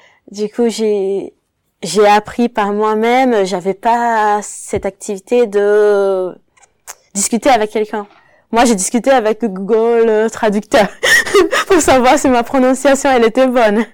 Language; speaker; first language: French; non-native, fluent; Portuguese